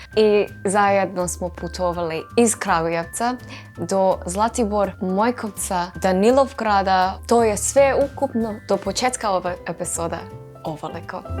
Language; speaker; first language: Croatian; non-native, learner; English